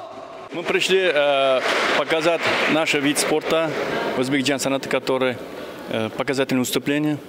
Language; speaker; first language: Russian; non-native, fluent; Uzbek